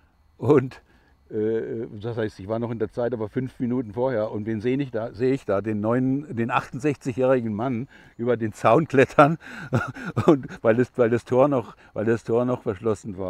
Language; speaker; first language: German; non-native, fluent; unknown